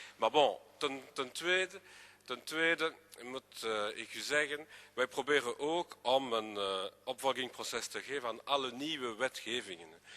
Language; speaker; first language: Dutch; non-native, local second language; French